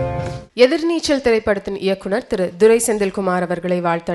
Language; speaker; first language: Tamil; native; Tamil